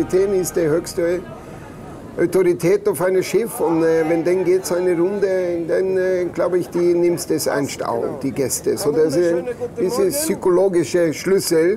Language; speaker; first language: German; non-native, learner; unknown